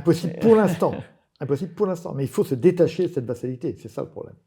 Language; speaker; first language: French; native; French